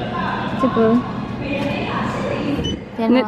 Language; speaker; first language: Chinese; non-native, learner; Vietnamese